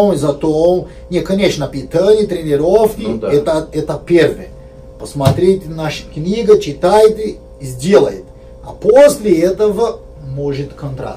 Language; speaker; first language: Russian; non-native, learner; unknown